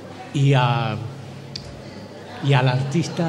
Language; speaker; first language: Spanish; native; Spanish